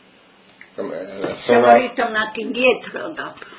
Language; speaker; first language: Italian; non-native, local second language; Friulian